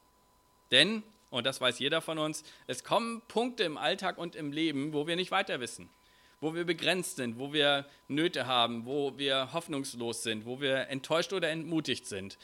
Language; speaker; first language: German; native; German